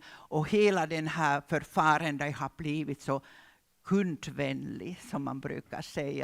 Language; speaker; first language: Swedish; non-native, local second language; Finnish